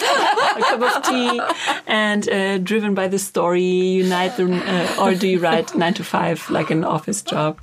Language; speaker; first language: English; non-native, fluent; German